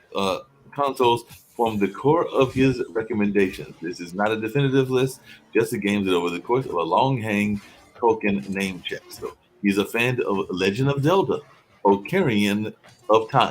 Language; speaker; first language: English; native; English